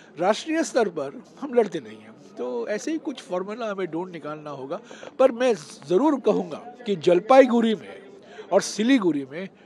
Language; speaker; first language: Hindi; non-native, local second language; Tamil